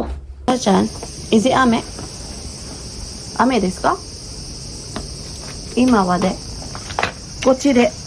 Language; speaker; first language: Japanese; non-native, learner; Cebuano